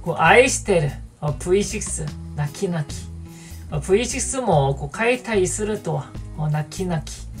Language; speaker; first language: Japanese; non-native, fluent; Korean